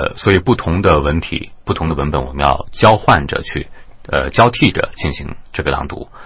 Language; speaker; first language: Chinese; native; Chinese